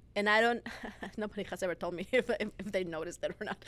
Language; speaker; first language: English; non-native, fluent; Spanish